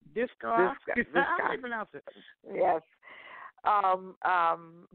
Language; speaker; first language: English; native; English